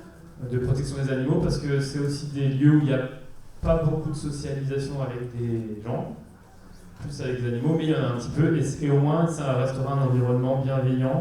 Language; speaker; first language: French; native; French